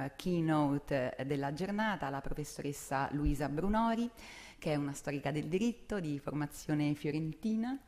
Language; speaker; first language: Italian; native; Italian